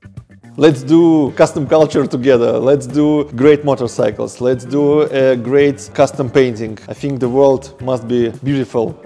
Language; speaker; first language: English; non-native, learner; Russian